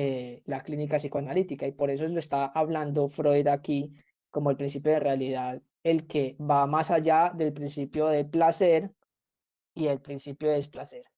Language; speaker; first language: Spanish; native; Spanish